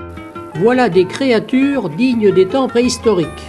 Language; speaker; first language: French; native; French